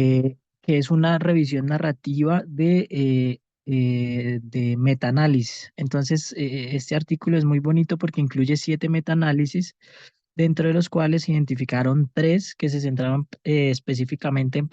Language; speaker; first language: Spanish; native; Spanish